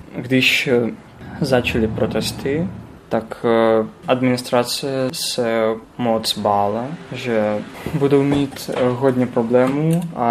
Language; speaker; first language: Czech; non-native, learner; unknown